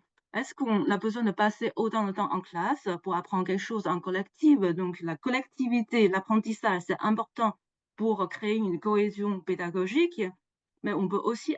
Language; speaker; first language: French; non-native, fluent; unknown